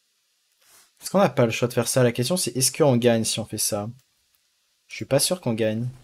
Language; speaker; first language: French; native; French